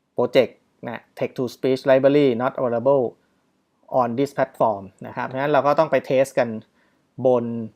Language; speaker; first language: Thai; native; Thai